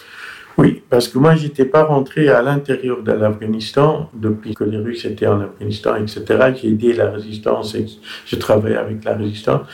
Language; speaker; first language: French; non-native, fluent; Persian